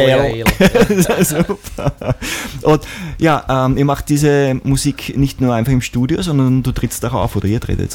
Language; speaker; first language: German; native; German